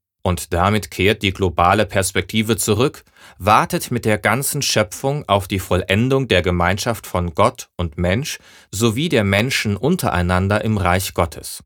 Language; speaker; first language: German; native; German